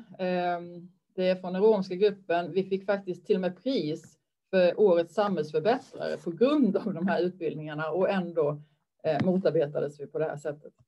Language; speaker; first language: Swedish; native; Swedish